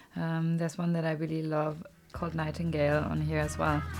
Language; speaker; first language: English; non-native, fluent; German